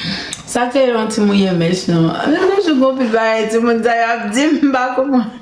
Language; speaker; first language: French; non-native, learner; Haitian Creole